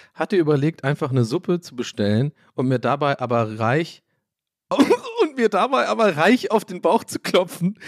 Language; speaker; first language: German; native; German